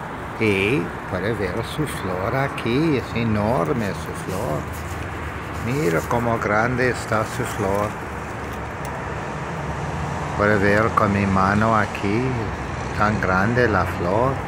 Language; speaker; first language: Spanish; non-native, learner; English